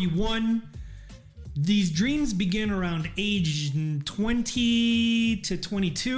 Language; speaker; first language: English; native; English